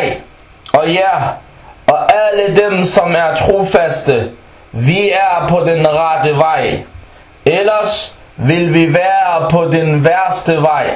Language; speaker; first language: Danish; non-native, fluent; Arabic